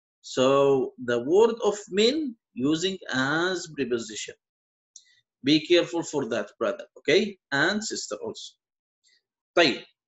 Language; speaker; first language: English; non-native, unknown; Arabic